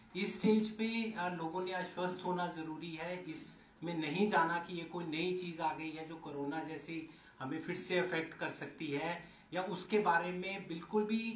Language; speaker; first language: Hindi; non-native, local second language; Marathi